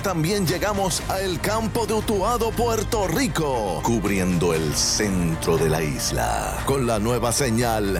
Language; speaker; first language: Spanish; native; Spanish